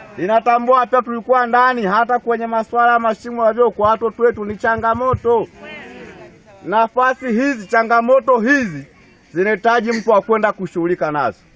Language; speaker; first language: Swahili; native; Swahili